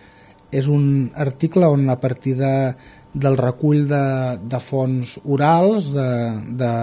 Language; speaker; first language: Catalan; native; Catalan